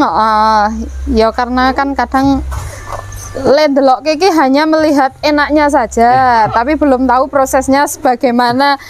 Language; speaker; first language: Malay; non-native, local second language; Javanese